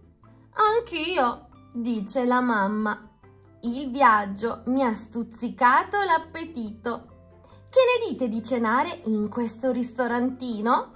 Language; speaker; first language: Italian; native; Italian